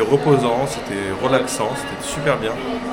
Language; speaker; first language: French; native; French